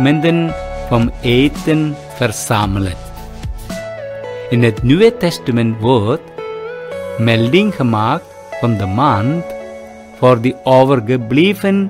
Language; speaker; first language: Dutch; non-native, fluent; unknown